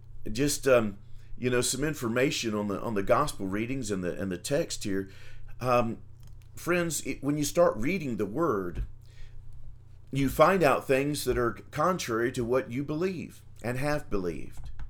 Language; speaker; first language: English; native; English